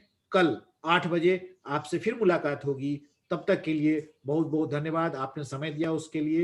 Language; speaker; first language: Hindi; native; Hindi